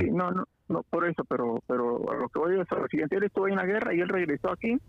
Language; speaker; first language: Spanish; native; Spanish